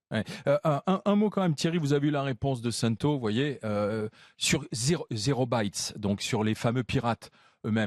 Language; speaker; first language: French; native; French